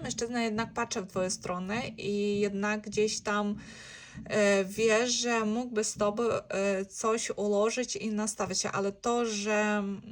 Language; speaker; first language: Polish; non-native, learner; Ukrainian